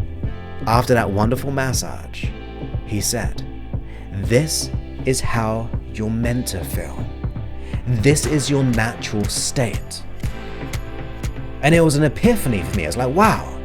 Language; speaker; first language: English; native; English